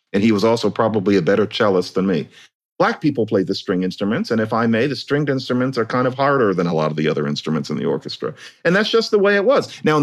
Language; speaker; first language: English; native; English